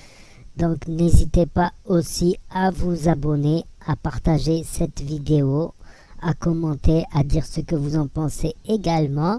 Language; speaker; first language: French; native; French